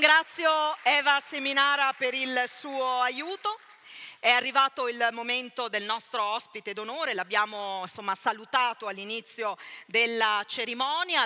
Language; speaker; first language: Italian; native; Italian